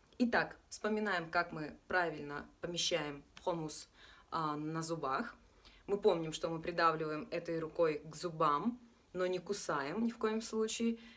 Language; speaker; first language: Russian; native; Russian